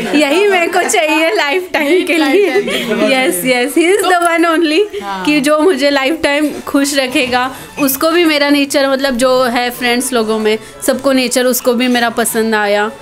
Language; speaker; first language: Hindi; non-native, local second language; Marathi